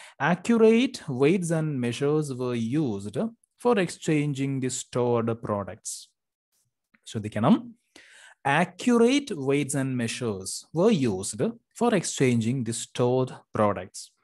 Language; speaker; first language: English; non-native, local second language; Malayalam